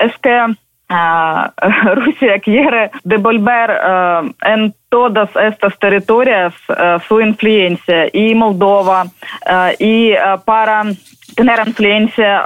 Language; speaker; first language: Spanish; non-native, learner; Ukrainian